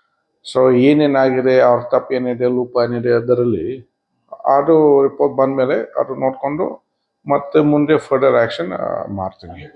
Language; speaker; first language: Kannada; non-native, fluent; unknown